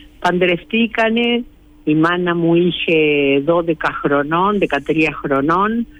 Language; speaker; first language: Greek; early bilingual, heritage; Greek